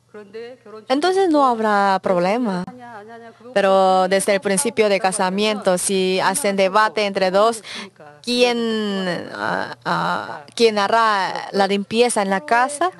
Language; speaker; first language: Spanish; non-native, learner; Korean